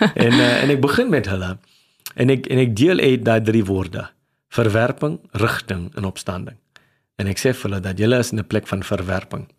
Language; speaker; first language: Afrikaans; non-native, local second language; English